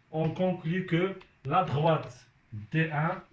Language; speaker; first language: French; non-native, local second language; Arabic